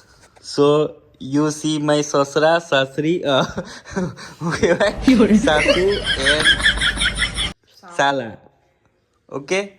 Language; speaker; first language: English; non-native, learner; Gujarati